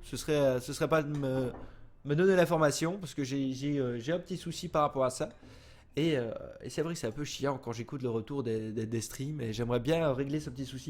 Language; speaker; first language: French; native; French